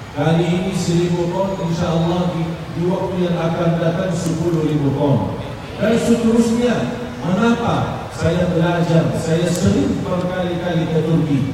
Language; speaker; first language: Indonesian; non-native, fluent; Arabic